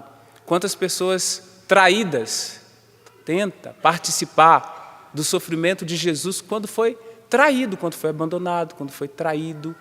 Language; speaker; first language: Portuguese; native; Portuguese